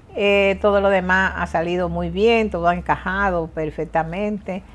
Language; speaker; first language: Spanish; native; Spanish